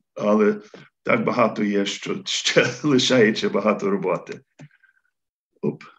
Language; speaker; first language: Ukrainian; early bilingual, heritage; Ukrainian